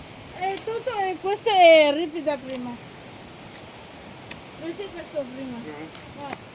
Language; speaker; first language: Italian; non-native, learner; Filipino